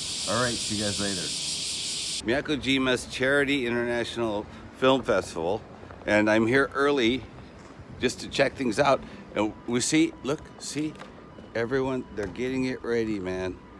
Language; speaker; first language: English; native; English